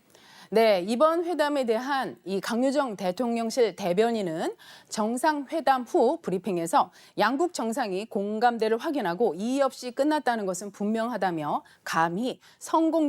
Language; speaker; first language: Korean; native; Korean